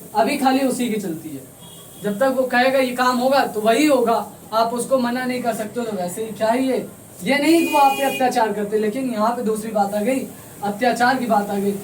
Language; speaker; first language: Hindi; native; Hindi